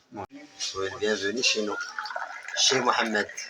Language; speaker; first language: French; non-native, local second language; Arabic